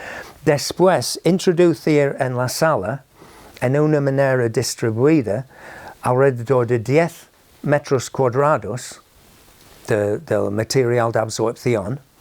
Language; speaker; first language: Spanish; non-native, fluent; English